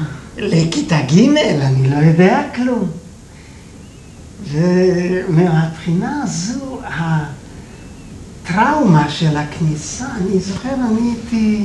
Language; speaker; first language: Hebrew; early bilingual, other home language; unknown